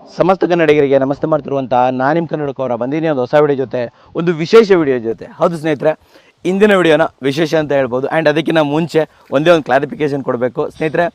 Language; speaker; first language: Kannada; native; Kannada